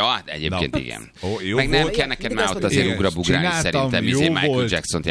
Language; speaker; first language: Hungarian; native; Hungarian